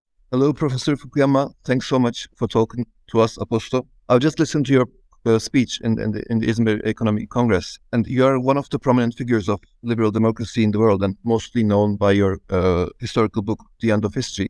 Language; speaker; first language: English; non-native, fluent; Turkish